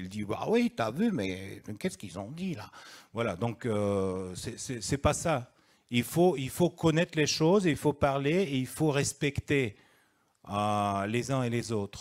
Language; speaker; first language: French; non-native, fluent; Russian